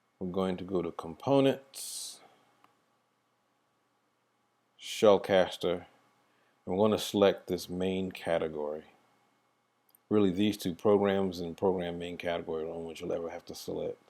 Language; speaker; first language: English; native; English